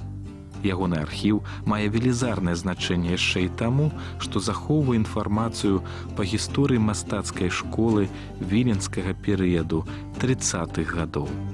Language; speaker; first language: Belarusian; native; Belarusian